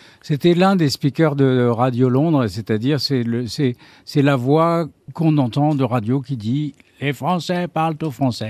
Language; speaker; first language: French; native; French